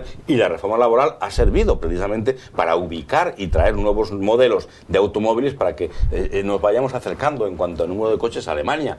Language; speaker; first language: Spanish; native; Spanish